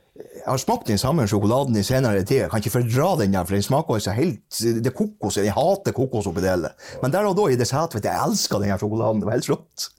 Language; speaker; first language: Norwegian; native; Norwegian